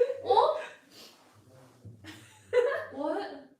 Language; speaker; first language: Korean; non-native, learner; English